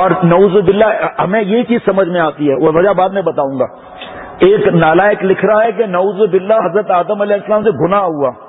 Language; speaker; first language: Urdu; non-native, local second language; Pashto